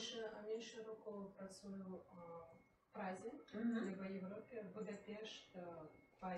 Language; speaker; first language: Czech; non-native, learner; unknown